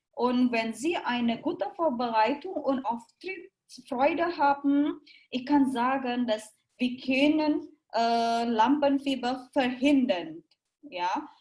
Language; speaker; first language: German; non-native, learner; Indonesian